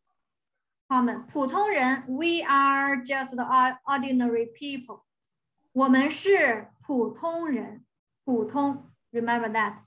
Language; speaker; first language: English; non-native, fluent; Chinese